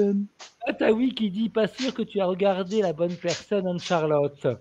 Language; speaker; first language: French; native; French